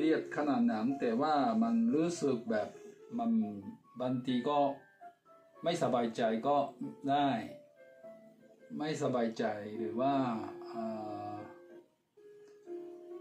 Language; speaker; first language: Thai; non-native, fluent; Japanese